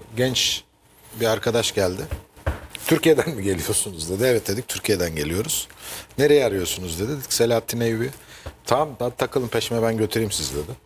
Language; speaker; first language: Turkish; native; Turkish